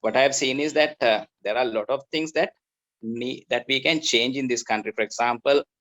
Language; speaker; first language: English; non-native, local second language; Sinhala